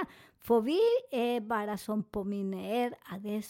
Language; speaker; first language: Swedish; non-native, learner; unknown